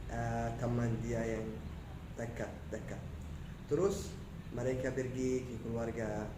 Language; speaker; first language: Indonesian; non-native, learner; Arabic